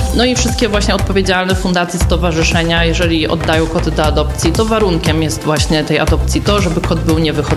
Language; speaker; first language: Polish; native; Polish